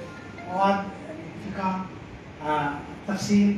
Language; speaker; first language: Arabic; non-native, learner; Bangla